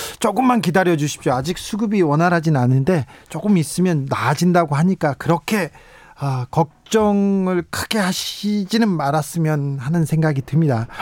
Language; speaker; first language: Korean; native; Korean